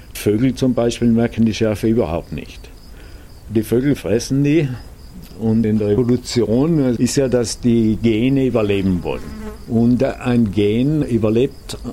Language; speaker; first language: German; native; German